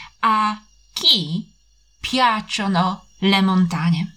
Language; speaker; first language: Italian; non-native, fluent; Polish